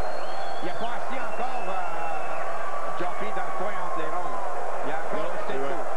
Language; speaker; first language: French; native; French